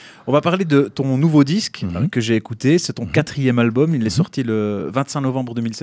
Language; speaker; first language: French; native; French